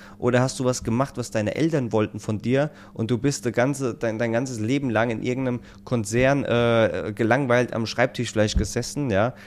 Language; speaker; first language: German; native; German